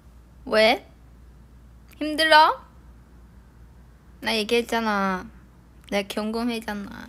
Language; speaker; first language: Korean; non-native, fluent; Chinese